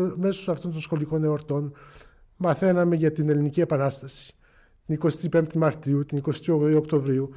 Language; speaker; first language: Greek; early bilingual, heritage; Greek